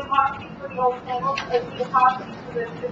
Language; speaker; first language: English; native; English